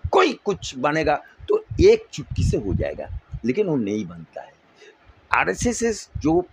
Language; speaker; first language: Hindi; non-native, local second language; Bangla